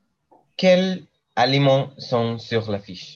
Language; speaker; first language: French; non-native, learner; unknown